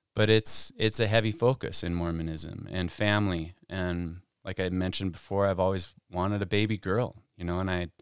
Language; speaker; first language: English; native; English